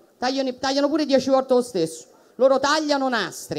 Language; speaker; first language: Italian; native; Italian